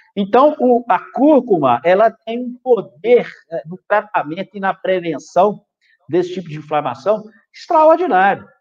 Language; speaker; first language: Portuguese; native; Portuguese